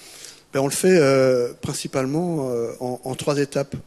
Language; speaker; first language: French; native; French